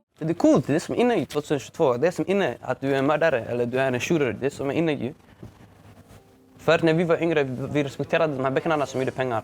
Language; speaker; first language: Swedish; early bilingual, other home language; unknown